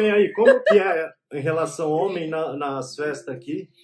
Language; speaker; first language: Portuguese; native; Portuguese